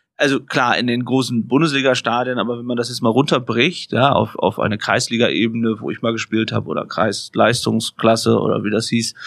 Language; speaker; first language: German; native; German